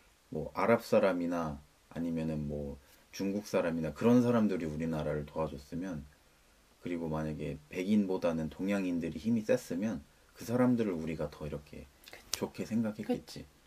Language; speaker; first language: Korean; native; Korean